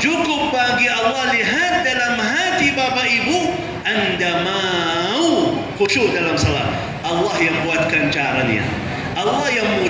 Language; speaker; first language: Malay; non-native, fluent; Arabic